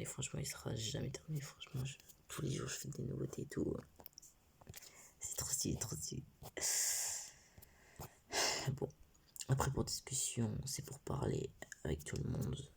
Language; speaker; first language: French; native; French